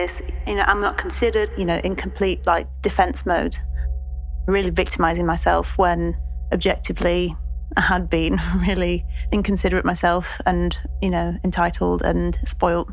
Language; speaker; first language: English; native; English